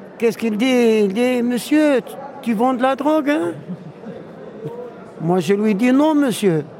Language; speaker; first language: French; non-native, local second language; Arabic